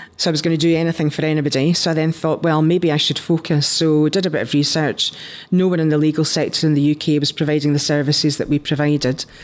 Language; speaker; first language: English; native; English